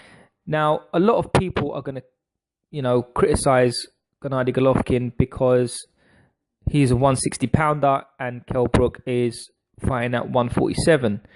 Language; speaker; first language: English; native; English